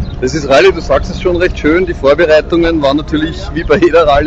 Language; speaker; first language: German; native; German